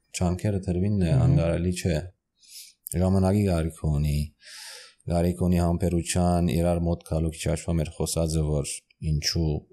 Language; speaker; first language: Armenian; early bilingual, heritage; Armenian